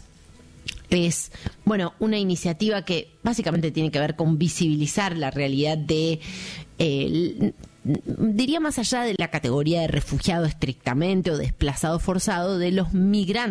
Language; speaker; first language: Spanish; native; Spanish